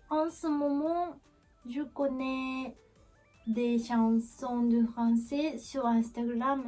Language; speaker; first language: French; non-native, learner; Japanese